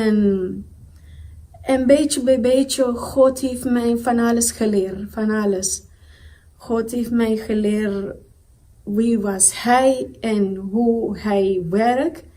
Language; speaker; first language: Dutch; non-native, local second language; Papiamento